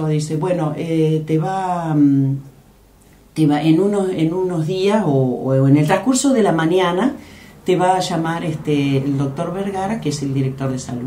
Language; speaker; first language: Spanish; native; Spanish